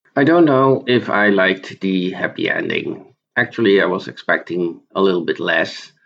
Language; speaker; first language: English; non-native, fluent; Dutch